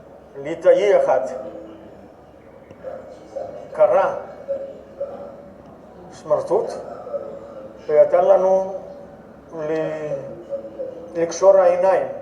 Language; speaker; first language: Hebrew; non-native, fluent; Yiddish